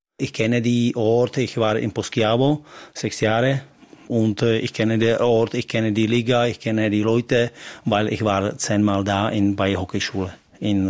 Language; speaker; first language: German; non-native, learner; Czech